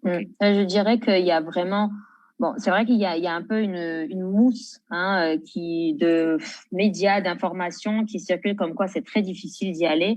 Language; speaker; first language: French; native; French